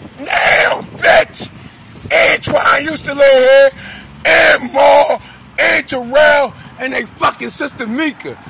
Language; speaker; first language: English; native; English